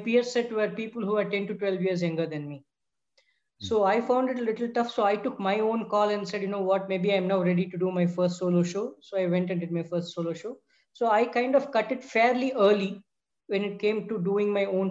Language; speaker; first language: English; non-native, local second language; Tamil